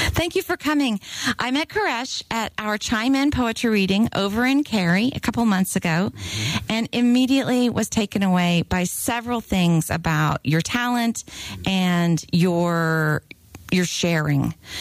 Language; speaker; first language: English; native; English